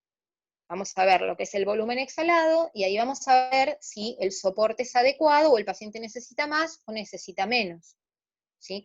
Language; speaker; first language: Spanish; native; Spanish